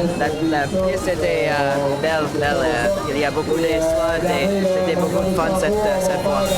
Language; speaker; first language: French; non-native, learner; English